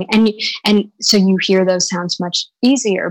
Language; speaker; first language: English; native; English